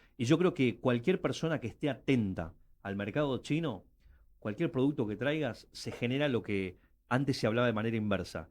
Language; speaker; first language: Spanish; early bilingual, other home language; Chinese